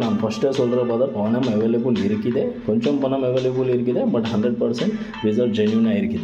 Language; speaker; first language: Tamil; non-native, learner; Kannada